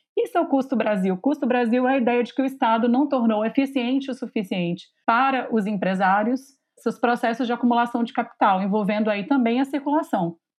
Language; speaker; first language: Portuguese; native; Portuguese